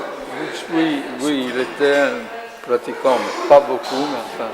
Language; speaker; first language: French; non-native, fluent; Italian